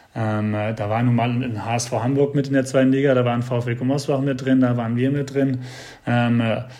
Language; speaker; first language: German; native; German